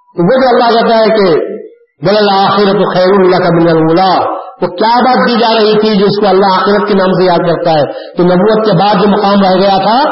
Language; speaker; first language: Urdu; native; Urdu